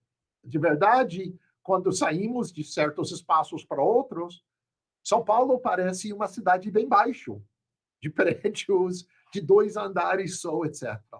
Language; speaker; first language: Portuguese; non-native, fluent; English